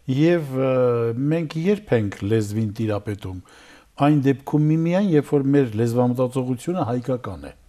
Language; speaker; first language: Armenian; native; Armenian